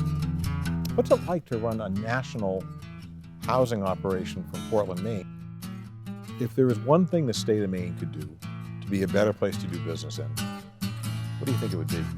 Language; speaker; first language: English; native; English